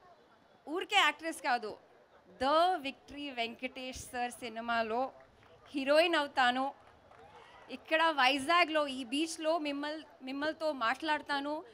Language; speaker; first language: Telugu; non-native, learner; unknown